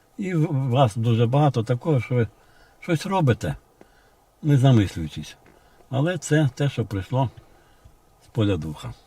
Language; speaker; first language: Ukrainian; non-native, local second language; Russian